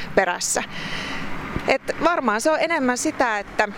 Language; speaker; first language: Finnish; native; Finnish